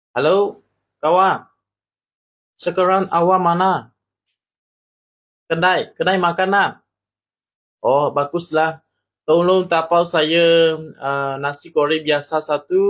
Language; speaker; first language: Indonesian; non-native, learner; Burmese